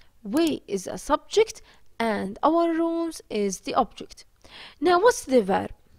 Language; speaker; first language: English; non-native, fluent; Arabic